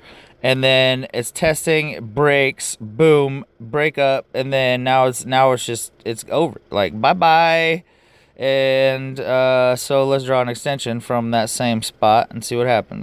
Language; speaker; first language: English; native; English